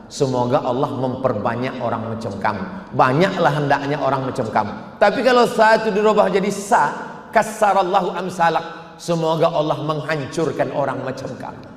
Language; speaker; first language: Malay; native; Malay